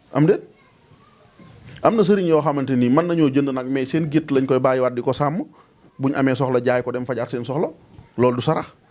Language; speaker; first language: Wolof; non-native, local second language; Serer